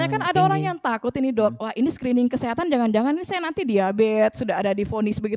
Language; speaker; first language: Indonesian; native; Indonesian